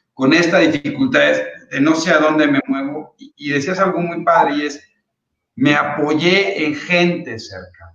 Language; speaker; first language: Spanish; native; Spanish